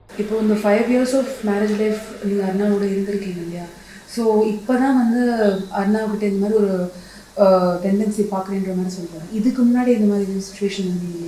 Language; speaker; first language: Tamil; native; Tamil